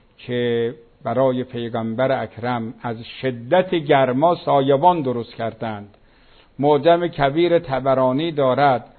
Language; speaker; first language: Persian; native; Persian